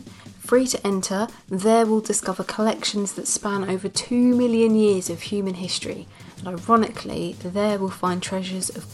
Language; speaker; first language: English; native; English